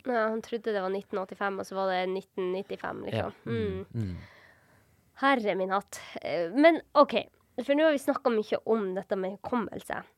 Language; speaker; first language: Norwegian; native; Norwegian